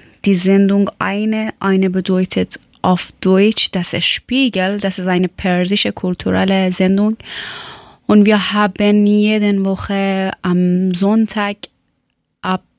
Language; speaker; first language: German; non-native, learner; Persian